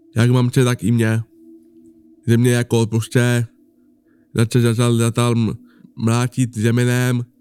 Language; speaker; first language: Czech; native; Czech